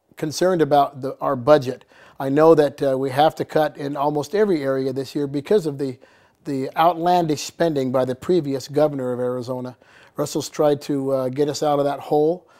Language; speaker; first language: English; native; English